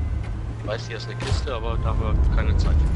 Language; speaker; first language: German; native; German